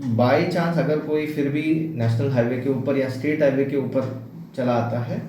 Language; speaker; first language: Hindi; non-native, local second language; Bangla